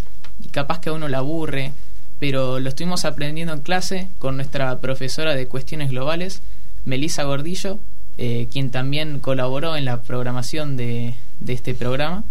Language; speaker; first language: Spanish; native; Spanish